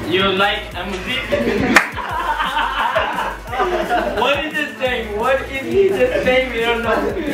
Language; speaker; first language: English; non-native, fluent; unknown